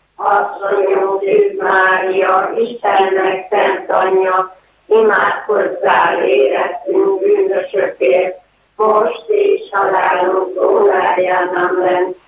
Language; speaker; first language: Hungarian; native; Hungarian